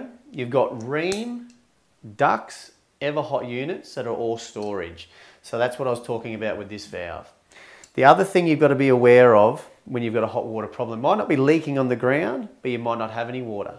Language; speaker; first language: English; native; English